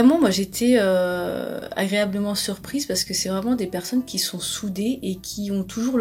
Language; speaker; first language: French; native; French